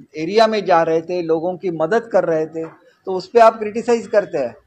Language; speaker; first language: Hindi; non-native, local second language; Marathi